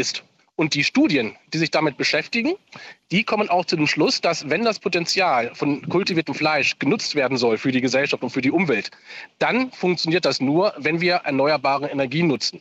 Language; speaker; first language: German; native; German